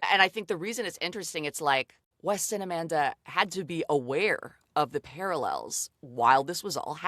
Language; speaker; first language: English; native; English